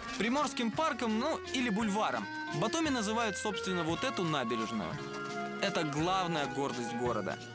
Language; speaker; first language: Russian; native; Russian